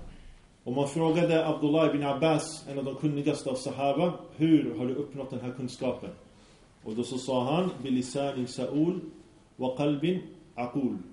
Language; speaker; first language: Swedish; early bilingual, other home language; Arabic